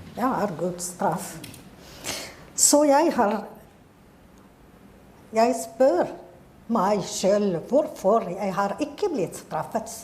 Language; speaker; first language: Norwegian; non-native, fluent; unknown